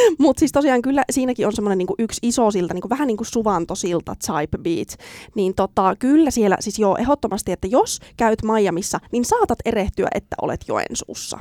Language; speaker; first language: Finnish; native; Finnish